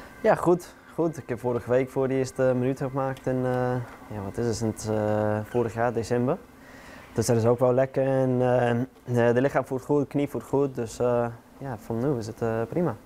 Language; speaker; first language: Dutch; non-native, fluent; English